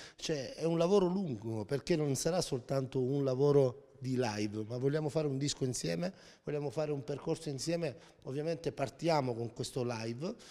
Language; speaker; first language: Italian; native; Italian